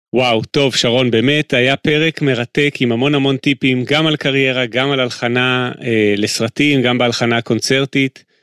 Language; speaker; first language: Hebrew; native; Hebrew